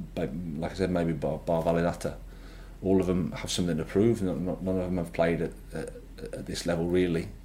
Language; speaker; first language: English; native; English